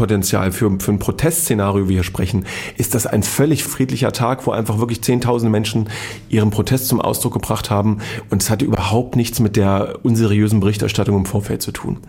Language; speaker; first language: German; native; German